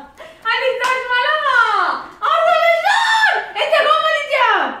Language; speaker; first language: Turkish; non-native, learner; Azerbaijani